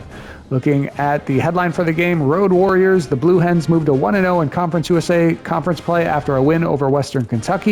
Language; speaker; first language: English; native; English